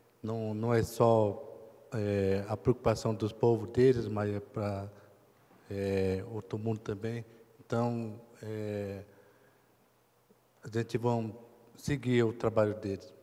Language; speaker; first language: Portuguese; non-native, local second language; Kayapó